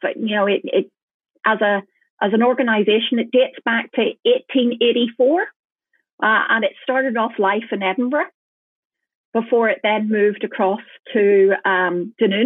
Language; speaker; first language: English; native; English